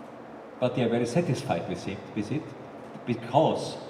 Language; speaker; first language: English; non-native, fluent; German